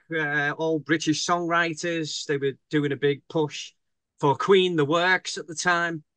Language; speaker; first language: English; native; English